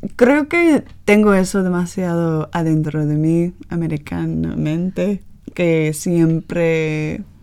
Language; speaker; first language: Spanish; non-native, learner; English